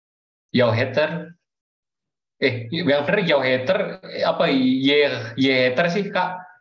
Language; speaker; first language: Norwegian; non-native, learner; Indonesian